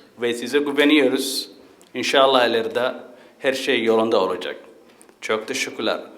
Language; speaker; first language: Turkish; non-native, fluent; Somali